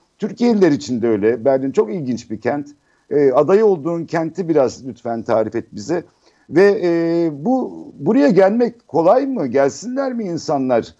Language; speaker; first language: Turkish; native; Turkish